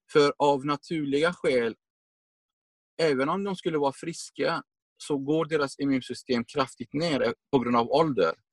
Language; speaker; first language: Swedish; non-native, fluent; Arabic